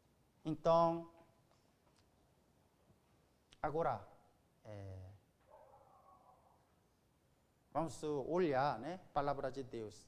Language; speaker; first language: Portuguese; non-native, learner; Korean